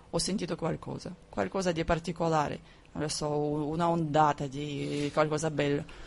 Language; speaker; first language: Italian; non-native, fluent; Russian